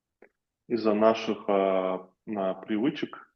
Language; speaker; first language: Russian; native; Russian